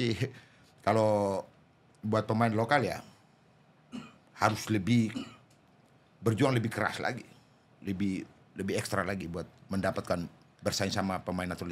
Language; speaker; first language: Indonesian; non-native, local second language; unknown